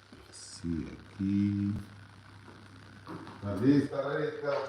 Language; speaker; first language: Spanish; non-native, learner; Portuguese